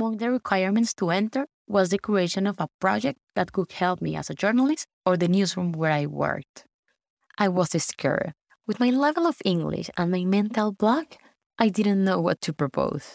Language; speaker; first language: English; non-native, fluent; Spanish